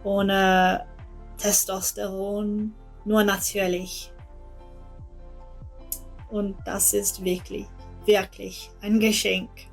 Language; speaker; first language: German; non-native, learner; English